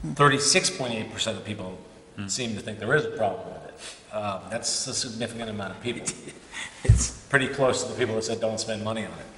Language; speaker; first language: English; native; English